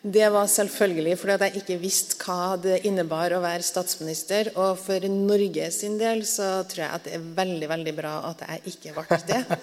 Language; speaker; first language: Norwegian; native; Norwegian